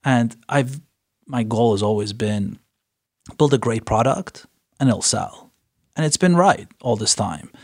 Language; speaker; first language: English; early bilingual, other home language; Persian